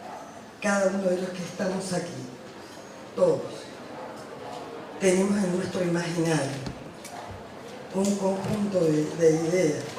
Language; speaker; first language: Spanish; native; Spanish